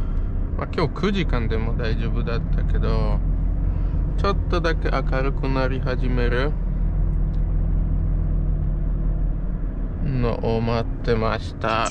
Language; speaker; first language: Japanese; non-native, fluent; Polish